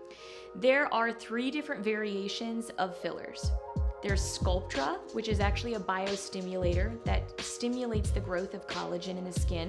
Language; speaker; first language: English; native; English